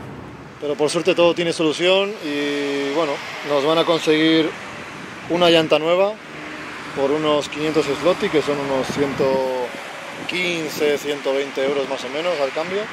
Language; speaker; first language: Spanish; native; Spanish